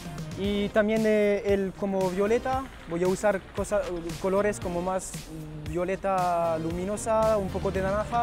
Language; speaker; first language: Spanish; early bilingual, heritage; French